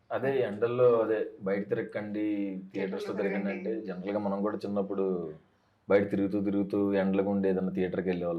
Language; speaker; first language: Telugu; native; Telugu